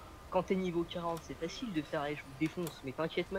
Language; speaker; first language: French; native; French